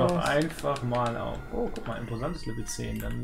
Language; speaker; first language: German; native; German